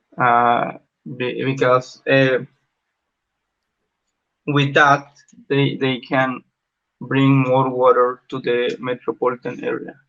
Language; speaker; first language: English; non-native, learner; Spanish